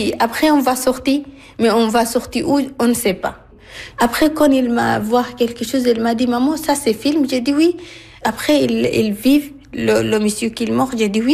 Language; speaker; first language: French; non-native, learner; Arabic